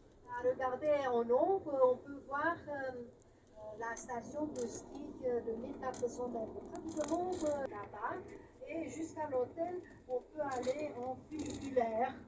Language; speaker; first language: French; non-native, fluent; Romanian